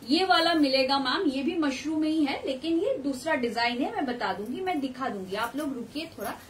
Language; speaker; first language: Hindi; non-native, local second language; Bangla